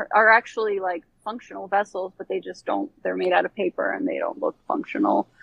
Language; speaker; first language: English; early bilingual, other home language; Bosnian